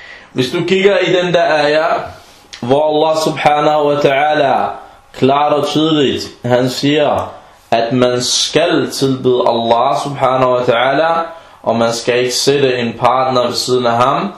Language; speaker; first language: Danish; non-native, fluent; Arabic